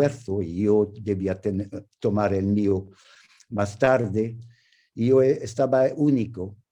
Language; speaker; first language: Spanish; non-native, fluent; English